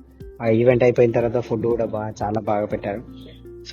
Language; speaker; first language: Telugu; native; Telugu